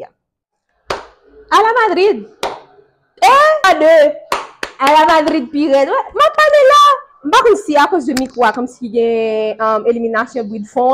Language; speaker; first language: French; non-native, local second language; Haitian Creole